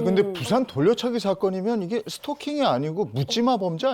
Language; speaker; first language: Korean; native; Korean